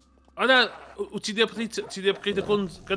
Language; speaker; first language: Welsh; native; Welsh